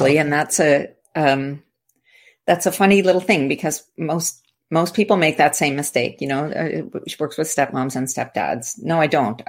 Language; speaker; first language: English; native; English